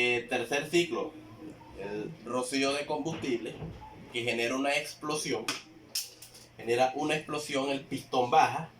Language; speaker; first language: Spanish; native; Spanish